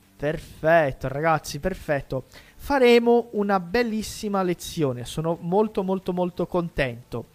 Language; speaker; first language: Italian; non-native, fluent; Portuguese